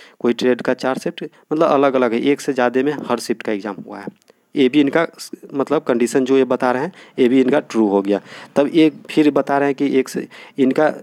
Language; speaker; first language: Hindi; native; Hindi